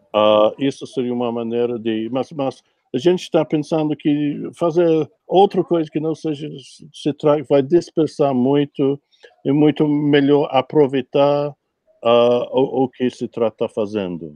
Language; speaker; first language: Portuguese; non-native, fluent; English